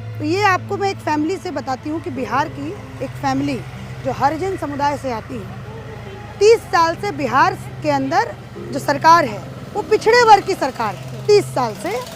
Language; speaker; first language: Hindi; native; Hindi